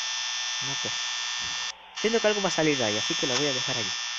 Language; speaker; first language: Spanish; native; Spanish